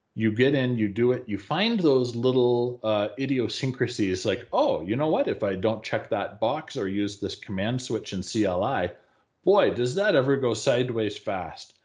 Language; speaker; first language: English; native; English